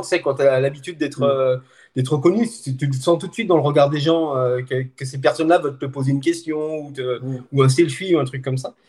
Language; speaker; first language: French; native; French